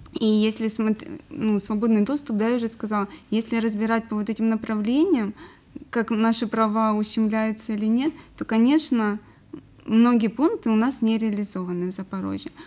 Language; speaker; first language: Russian; native; Russian